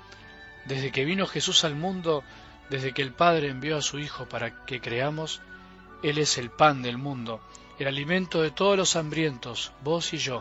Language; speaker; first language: Spanish; native; Spanish